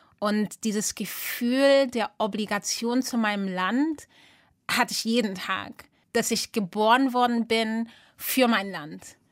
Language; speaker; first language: German; early bilingual, other home language; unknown